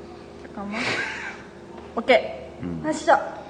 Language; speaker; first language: Korean; non-native, learner; Japanese